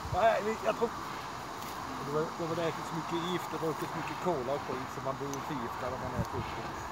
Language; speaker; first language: Swedish; native; Swedish